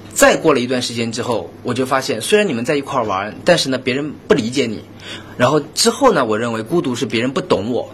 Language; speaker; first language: Chinese; native; Chinese